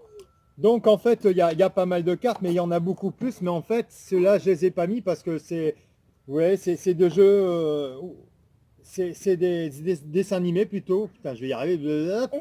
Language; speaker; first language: French; native; French